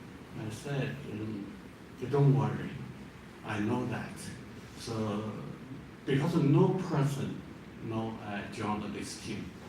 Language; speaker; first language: English; non-native, learner; Chinese